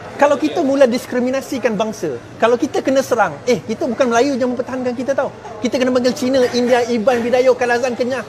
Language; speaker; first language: Malay; non-native, local second language; Chinese